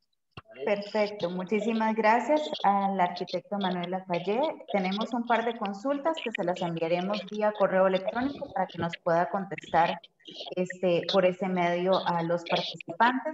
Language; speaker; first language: Spanish; native; Spanish